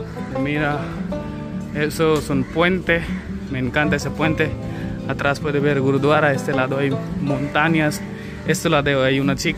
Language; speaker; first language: Spanish; non-native, learner; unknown